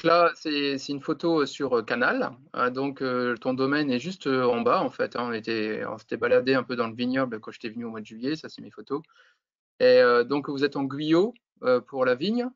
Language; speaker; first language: French; native; French